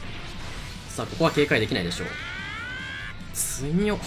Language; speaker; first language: Japanese; native; Japanese